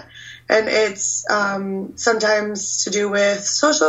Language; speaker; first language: English; native; English